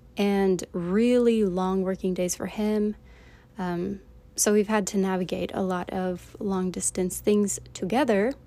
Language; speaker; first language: English; native; English